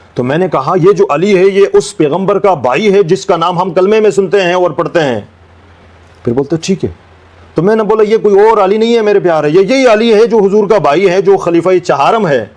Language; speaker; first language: Urdu; non-native, local second language; Pashto